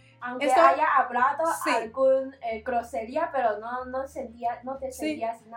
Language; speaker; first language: Spanish; non-native, learner; Chinese